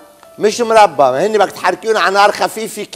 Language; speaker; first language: Arabic; native; Arabic